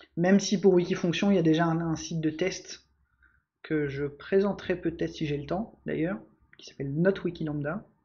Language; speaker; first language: French; native; French